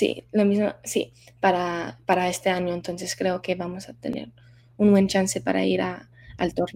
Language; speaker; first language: Spanish; early bilingual, heritage; Spanish